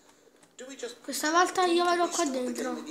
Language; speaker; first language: Italian; native; Italian